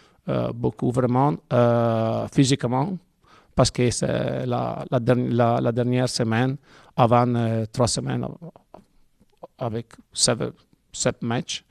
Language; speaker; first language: French; non-native, learner; Italian